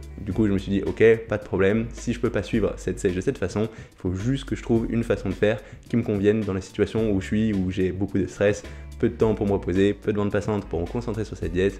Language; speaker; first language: French; native; French